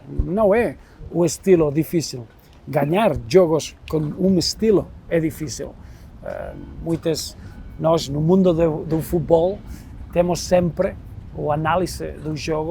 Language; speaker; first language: Portuguese; non-native, fluent; Spanish